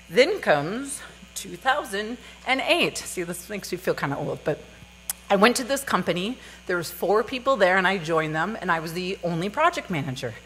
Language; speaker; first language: English; native; English